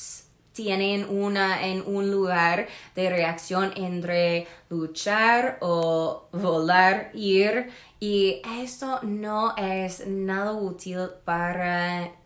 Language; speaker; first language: Spanish; non-native, fluent; English